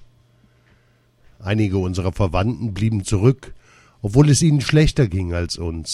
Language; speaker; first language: German; early bilingual, other home language; Russian